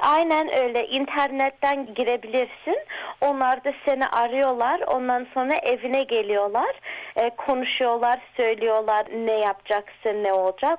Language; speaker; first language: Turkish; early bilingual, heritage; Turkish